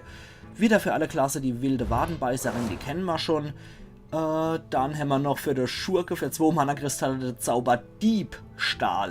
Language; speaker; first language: German; native; German